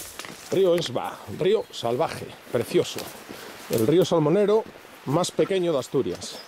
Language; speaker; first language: Spanish; native; Spanish